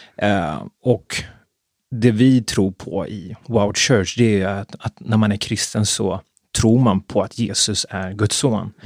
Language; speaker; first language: Swedish; native; Swedish